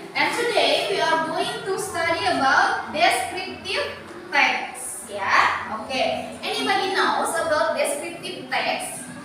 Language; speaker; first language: English; non-native, learner; Indonesian